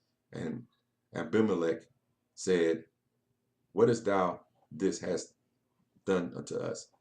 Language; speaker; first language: English; native; English